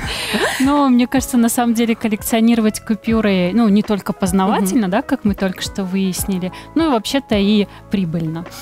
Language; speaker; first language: Russian; native; Russian